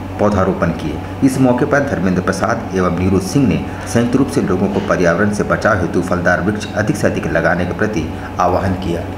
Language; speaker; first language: Hindi; native; Hindi